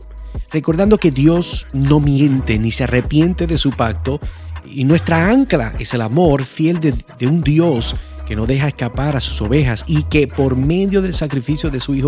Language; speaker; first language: Spanish; native; Spanish